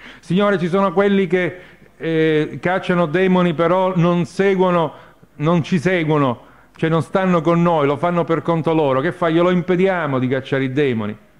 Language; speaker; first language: Italian; native; Italian